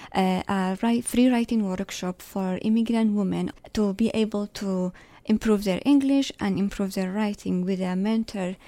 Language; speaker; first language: English; non-native, fluent; Arabic